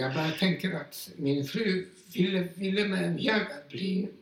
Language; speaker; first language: Swedish; non-native, fluent; Polish